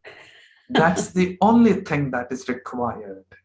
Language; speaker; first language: English; non-native, local second language; Hindi